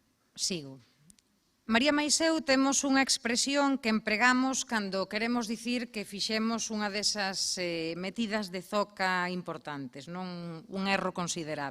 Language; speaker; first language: Galician; native; Galician